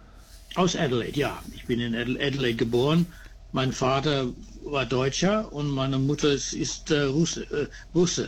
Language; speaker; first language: German; early bilingual, heritage; German